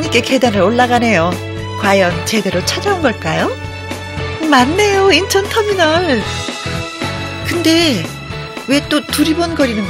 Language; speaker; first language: Korean; native; Korean